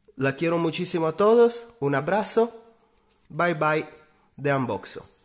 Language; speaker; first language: Spanish; non-native, fluent; Italian